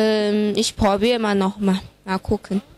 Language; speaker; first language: German; non-native, fluent; Chinese